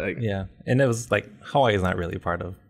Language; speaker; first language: English; native; English